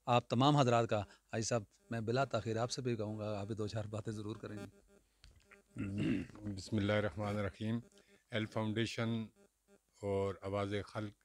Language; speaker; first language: Urdu; non-native, local second language; Northern Hindko